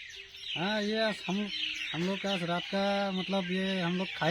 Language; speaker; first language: Hindi; non-native, local second language; Assamese